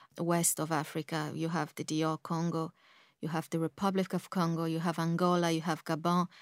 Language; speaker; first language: English; early bilingual, other home language; Kongo